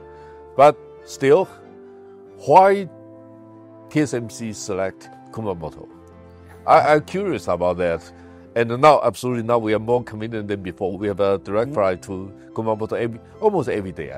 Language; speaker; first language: English; non-native, fluent; Chinese